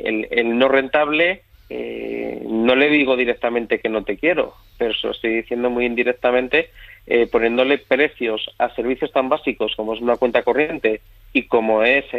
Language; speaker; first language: Spanish; native; Spanish